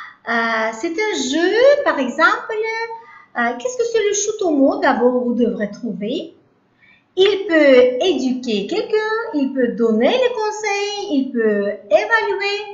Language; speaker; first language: French; non-native, learner; Uzbek